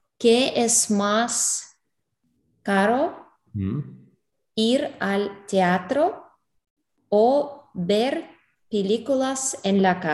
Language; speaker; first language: Spanish; non-native, learner; English